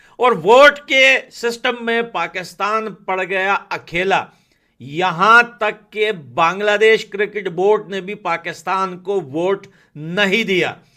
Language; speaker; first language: Hindi; non-native, fluent; Pashto